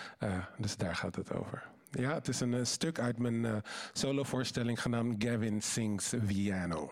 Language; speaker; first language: Dutch; native; Dutch